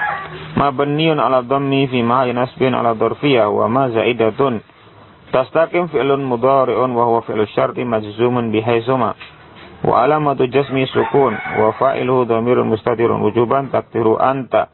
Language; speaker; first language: Arabic; non-native, fluent; Indonesian